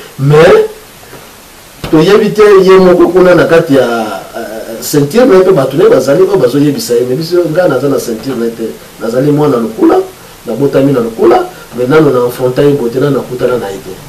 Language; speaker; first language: Lingala; non-native, local second language; Kongo